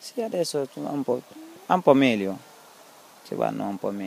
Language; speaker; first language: Italian; non-native, learner; Wolof